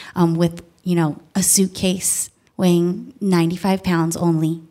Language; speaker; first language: English; early bilingual, other home language; Filipino